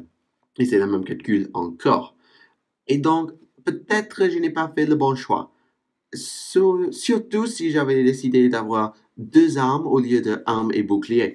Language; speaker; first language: French; non-native, fluent; English